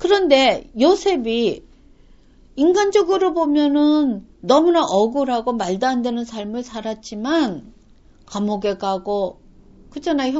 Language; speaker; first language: Korean; native; Korean